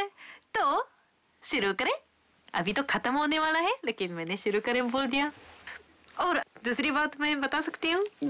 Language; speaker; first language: Hindi; non-native, fluent; Japanese